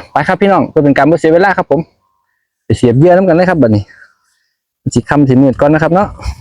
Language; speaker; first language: Thai; non-native, local second language; Northeastern Thai